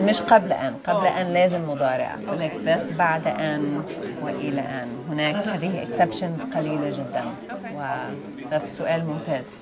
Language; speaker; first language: Arabic; non-native, fluent; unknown